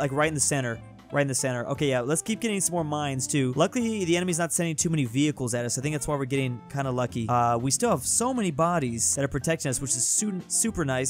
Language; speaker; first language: English; native; English